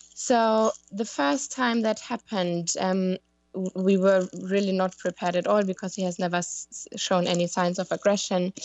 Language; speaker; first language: English; non-native, fluent; German